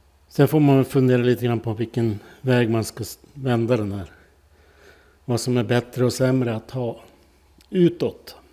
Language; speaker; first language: Swedish; native; Swedish